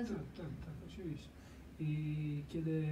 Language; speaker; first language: Polish; non-native, learner; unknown